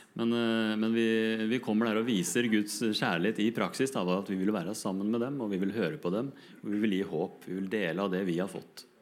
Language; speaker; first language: Norwegian; native; Norwegian